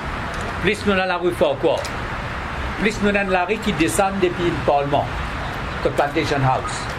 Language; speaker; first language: French; non-native, local second language; Morisyen